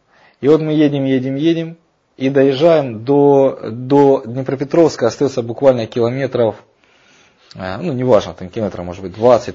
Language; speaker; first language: Russian; native; Russian